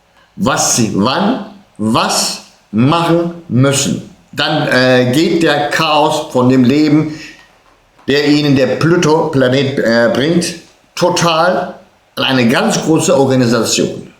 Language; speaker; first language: German; early bilingual, other home language; Turkish